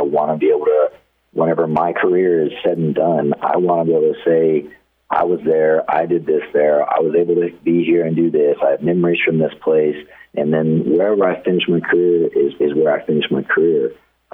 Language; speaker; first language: English; native; English